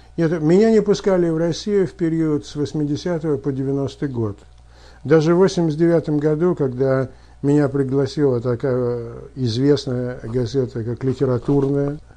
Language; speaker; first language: Russian; native; Russian